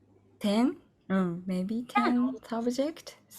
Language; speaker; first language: English; non-native, learner; Japanese